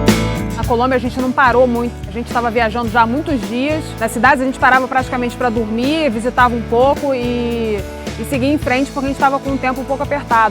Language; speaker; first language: Portuguese; native; Portuguese